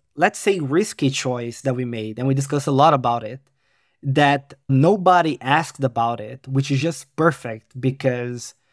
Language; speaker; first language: English; non-native, fluent; Portuguese